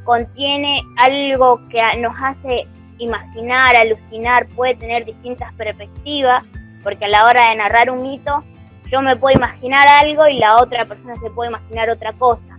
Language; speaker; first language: Spanish; native; Spanish